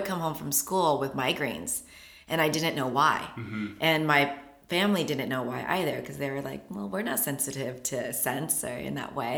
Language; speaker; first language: English; native; English